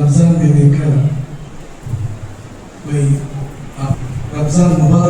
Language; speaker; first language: Hindi; non-native, local second language; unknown